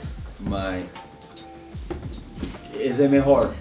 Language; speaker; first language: Spanish; non-native, fluent; English